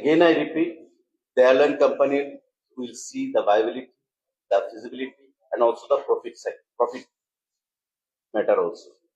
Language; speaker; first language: English; non-native, local second language; Bangla